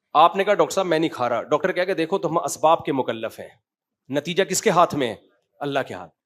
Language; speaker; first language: Urdu; native; Urdu